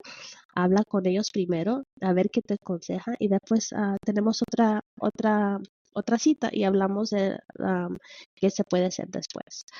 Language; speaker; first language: Spanish; early bilingual, heritage; Spanish